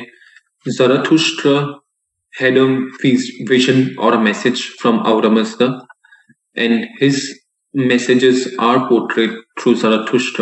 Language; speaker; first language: English; non-native, local second language; Gujarati